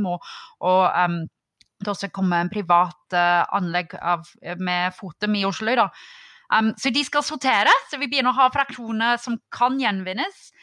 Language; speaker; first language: Norwegian; non-native, fluent; English